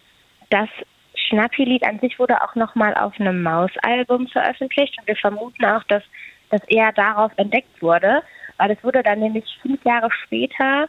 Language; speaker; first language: German; native; German